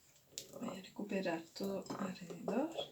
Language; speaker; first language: Spanish; non-native, fluent; French